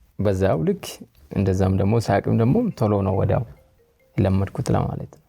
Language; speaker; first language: Amharic; non-native, local second language; Oromo